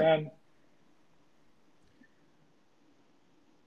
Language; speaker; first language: English; non-native, fluent; Spanish